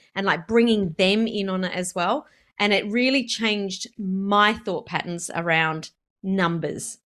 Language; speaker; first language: English; native; English